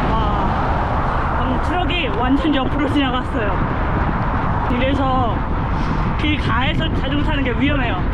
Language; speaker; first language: Korean; non-native, fluent; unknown